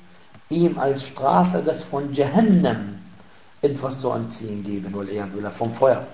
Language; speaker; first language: German; non-native, fluent; Arabic